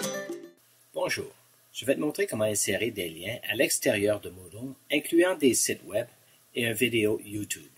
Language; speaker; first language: French; non-native, local second language; English